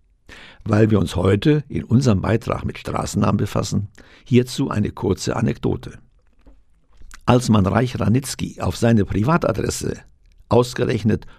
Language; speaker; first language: German; native; German